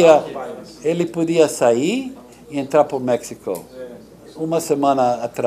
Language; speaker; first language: Portuguese; non-native, fluent; English